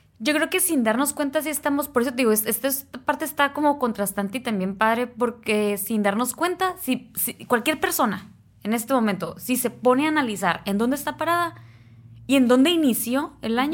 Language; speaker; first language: Spanish; native; Spanish